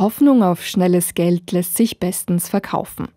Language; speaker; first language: German; native; German